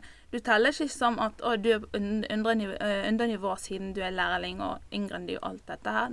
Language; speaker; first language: Norwegian; non-native, fluent; Arabic